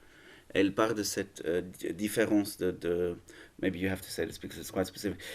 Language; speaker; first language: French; non-native, learner; German